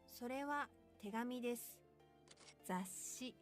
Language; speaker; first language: Japanese; non-native, learner; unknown